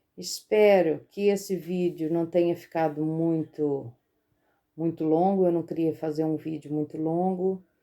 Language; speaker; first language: Portuguese; native; Portuguese